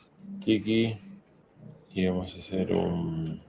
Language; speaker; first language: Spanish; native; Spanish